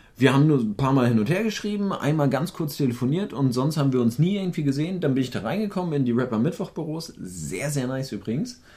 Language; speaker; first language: German; native; German